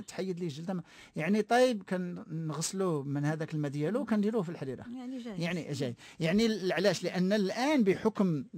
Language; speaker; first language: Arabic; native; Arabic